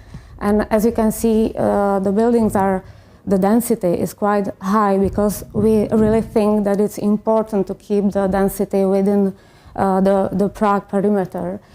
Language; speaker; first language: English; non-native, fluent; Czech